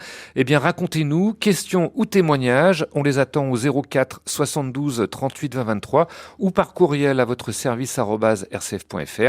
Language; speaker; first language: French; native; French